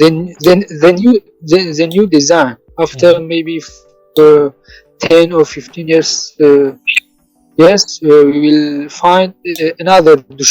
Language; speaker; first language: English; non-native, learner; Tajik